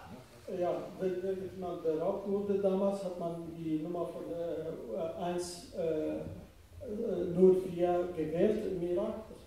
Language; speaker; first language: German; non-native, fluent; Arabic